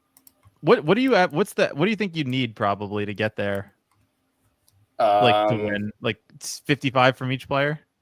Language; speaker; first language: English; native; English